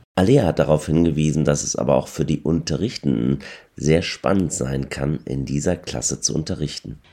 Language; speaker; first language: German; native; German